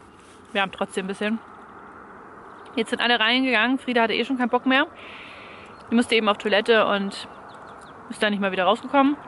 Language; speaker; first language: German; native; German